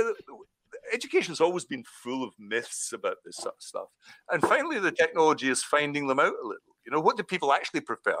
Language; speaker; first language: English; native; English